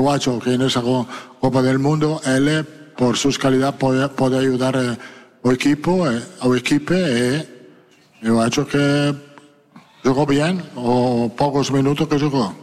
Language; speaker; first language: Portuguese; non-native, fluent; Italian